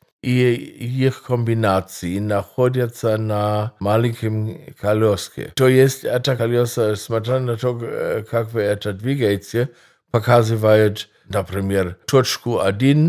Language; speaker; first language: Russian; non-native, fluent; German